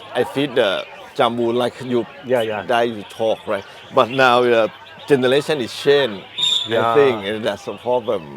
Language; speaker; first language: English; non-native, learner; Thai